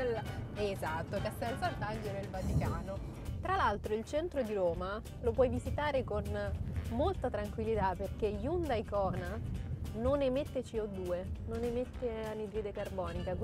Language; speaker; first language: Italian; native; Italian